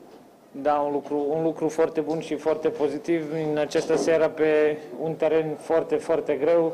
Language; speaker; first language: Romanian; non-native, fluent; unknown